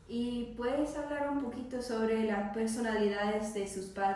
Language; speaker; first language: Spanish; non-native, learner; English